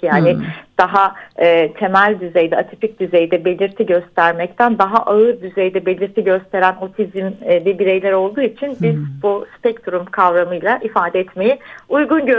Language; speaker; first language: Turkish; native; Turkish